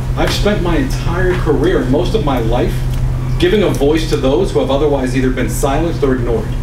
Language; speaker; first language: English; native; English